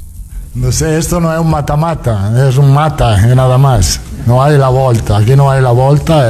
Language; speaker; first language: Portuguese; non-native, learner; Italian